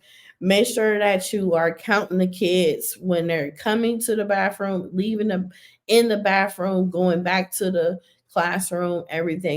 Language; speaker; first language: English; native; English